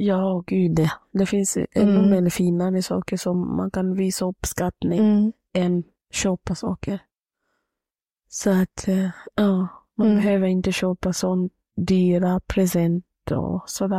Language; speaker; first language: Swedish; non-native, fluent; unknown